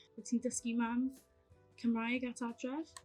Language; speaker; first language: Welsh; non-native, local second language; English